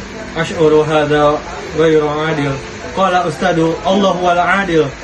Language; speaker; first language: Arabic; non-native, learner; Indonesian